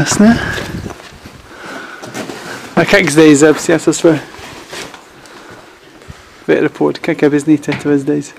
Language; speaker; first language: Russian; non-native, learner; English